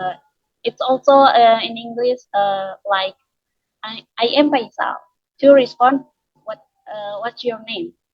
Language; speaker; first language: English; non-native, learner; Indonesian